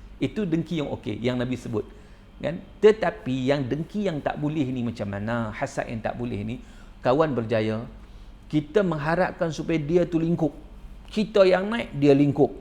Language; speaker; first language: Malay; native; Malay